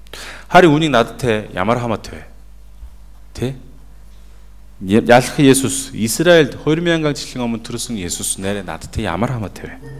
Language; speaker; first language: Mongolian; non-native, fluent; Korean